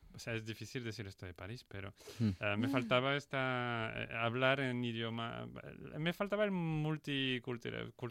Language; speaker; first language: Spanish; non-native, fluent; French